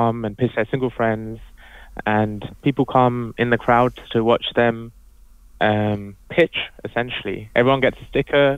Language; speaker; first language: English; native; English